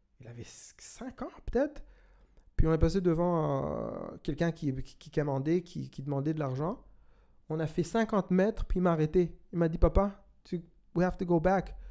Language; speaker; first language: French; non-native, local second language; Kinyarwanda